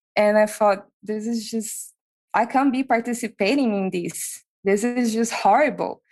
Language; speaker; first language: English; non-native, fluent; Portuguese